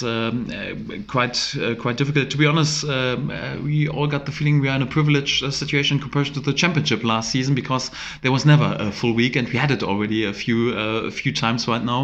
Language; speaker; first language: English; non-native, fluent; German